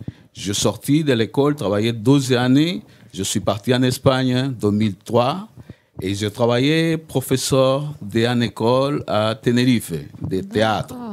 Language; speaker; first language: French; non-native, learner; Spanish